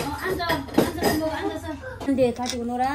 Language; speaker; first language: Korean; native; Korean